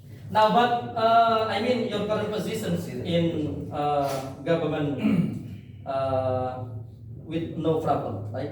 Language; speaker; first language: English; non-native, fluent; Indonesian